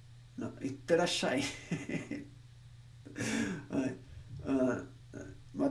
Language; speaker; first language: Japanese; non-native, learner; English